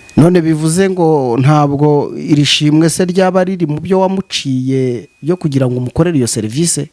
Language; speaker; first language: Kinyarwanda; native; Kinyarwanda